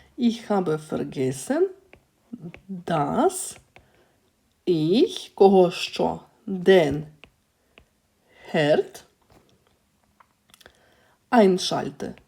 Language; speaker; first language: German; non-native, fluent; Ukrainian